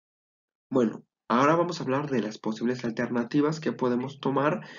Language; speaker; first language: Spanish; native; Spanish